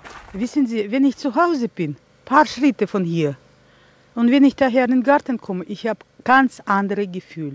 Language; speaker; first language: German; early bilingual, heritage; German